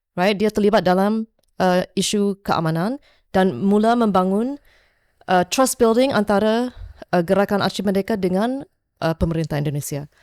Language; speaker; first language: Malay; non-native, local second language; English